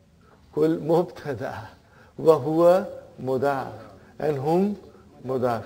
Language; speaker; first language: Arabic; non-native, fluent; Urdu